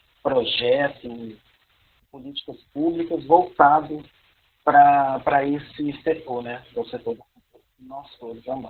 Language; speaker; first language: Portuguese; native; Portuguese